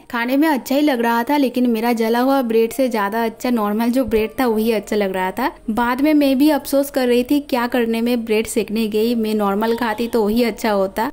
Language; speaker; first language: Hindi; non-native, local second language; Bangla